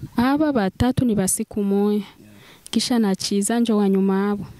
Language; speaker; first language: Swahili; native; Swahili